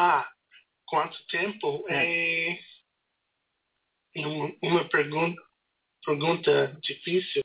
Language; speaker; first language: Portuguese; non-native, learner; English